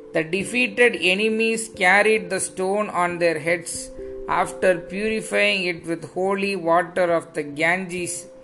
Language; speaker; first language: English; non-native, local second language; Tamil